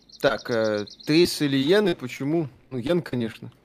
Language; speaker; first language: Russian; native; Russian